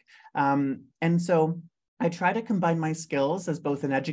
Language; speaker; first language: English; native; English